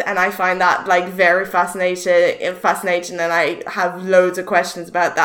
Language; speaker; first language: English; non-native, fluent; French